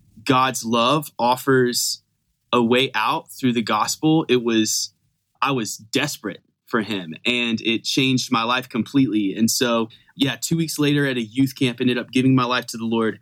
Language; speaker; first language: English; native; English